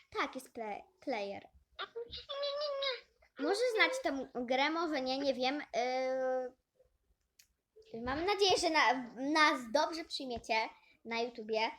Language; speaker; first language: Polish; native; Polish